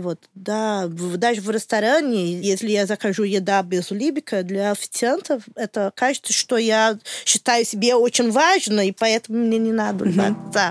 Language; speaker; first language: Russian; non-native, learner; Portuguese